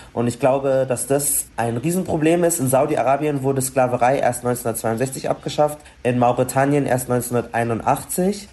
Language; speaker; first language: German; early bilingual, other home language; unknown